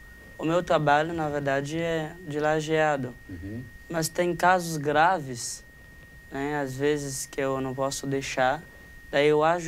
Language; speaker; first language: Portuguese; non-native, fluent; Haitian Creole